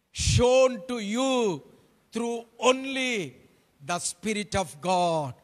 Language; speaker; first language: English; non-native, local second language; Telugu